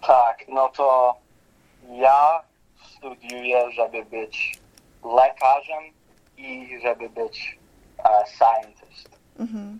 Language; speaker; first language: Polish; early bilingual, heritage; Polish